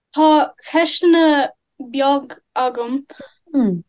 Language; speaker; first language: Irish; non-native, learner; English